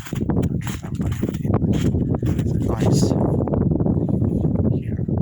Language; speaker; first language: English; non-native, learner; Ukrainian